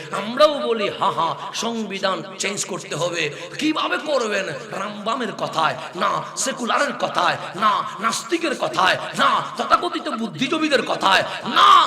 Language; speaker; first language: Bangla; non-native, local second language; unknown